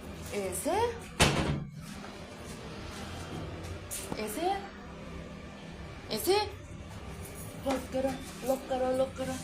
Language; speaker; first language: Hindi; non-native, learner; Mizo